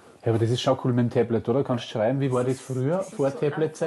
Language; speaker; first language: German; native; German